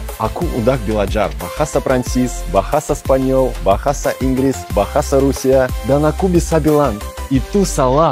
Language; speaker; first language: Indonesian; non-native, fluent; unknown